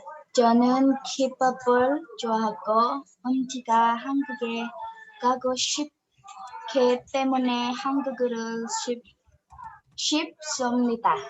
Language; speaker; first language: Korean; non-native, learner; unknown